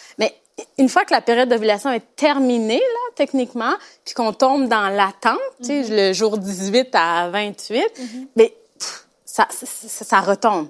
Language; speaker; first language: French; native; French